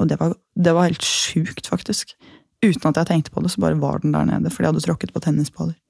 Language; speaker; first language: Norwegian; native; Norwegian